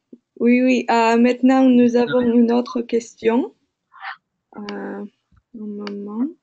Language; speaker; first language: French; non-native, fluent; English